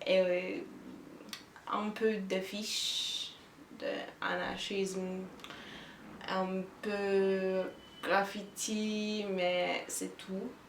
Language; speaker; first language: French; non-native, learner; Turkish